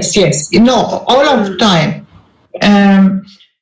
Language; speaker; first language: English; non-native, learner; Persian